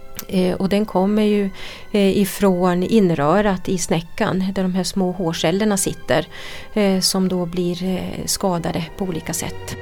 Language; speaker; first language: Swedish; native; Swedish